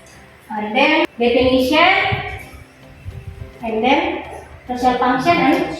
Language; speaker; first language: English; non-native, fluent; Indonesian